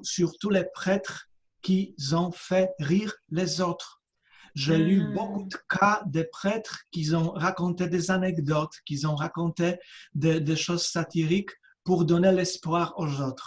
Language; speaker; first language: French; non-native, fluent; Polish